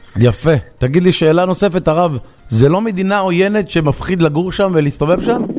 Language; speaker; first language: Hebrew; native; Hebrew